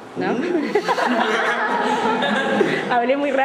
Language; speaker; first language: Spanish; native; Spanish